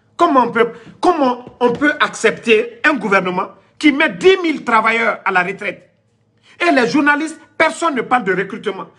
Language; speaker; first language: French; non-native, local second language; Mandingo